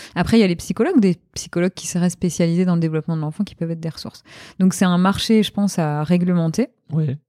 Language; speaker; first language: French; native; French